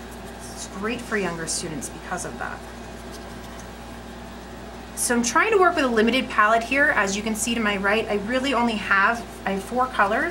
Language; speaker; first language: English; native; English